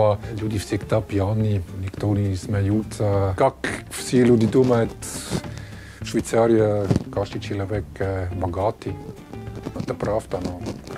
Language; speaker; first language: Russian; non-native, learner; German